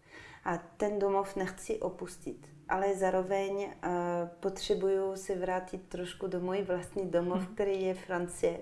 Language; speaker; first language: Czech; non-native, fluent; French